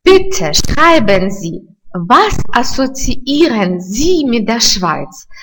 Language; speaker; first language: German; non-native, fluent; Russian